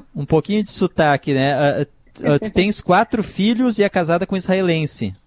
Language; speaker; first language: Portuguese; native; Portuguese